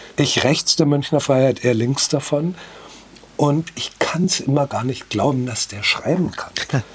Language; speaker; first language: German; native; German